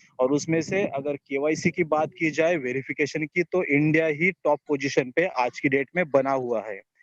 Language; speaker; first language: Hindi; non-native, local second language; Marathi